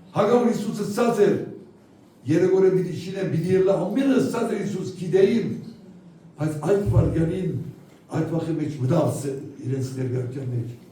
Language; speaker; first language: Armenian; native; Armenian